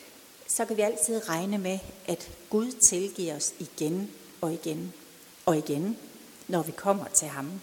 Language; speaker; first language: Danish; native; Danish